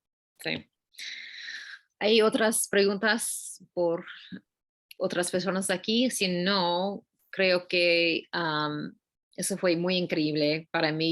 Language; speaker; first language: Spanish; non-native, learner; English